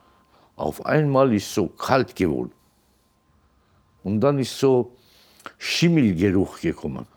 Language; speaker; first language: German; non-native, fluent; Turkish